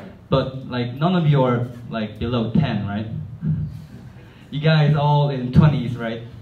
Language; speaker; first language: English; non-native, fluent; Korean